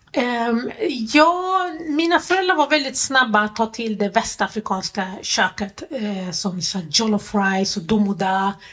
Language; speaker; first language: Swedish; early bilingual, other home language; Arabic